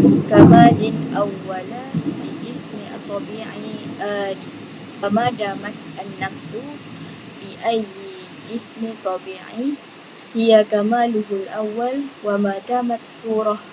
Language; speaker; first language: Arabic; non-native, learner; Malay